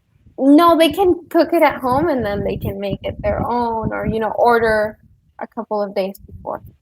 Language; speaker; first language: English; non-native, fluent; Spanish